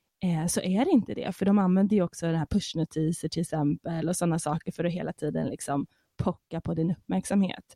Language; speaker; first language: Swedish; native; Swedish